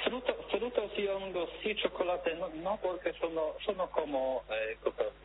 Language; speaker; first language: Spanish; non-native, fluent; Polish